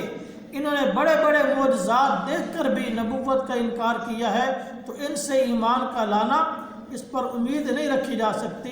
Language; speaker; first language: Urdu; non-native, local second language; Punjabi